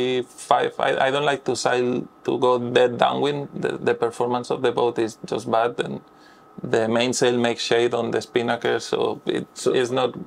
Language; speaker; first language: English; non-native, fluent; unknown